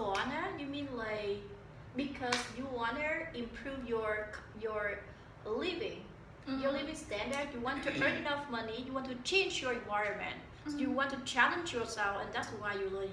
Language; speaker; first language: English; non-native, fluent; Vietnamese